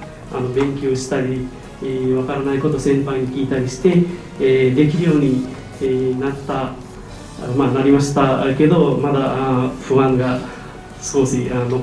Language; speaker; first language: Japanese; non-native, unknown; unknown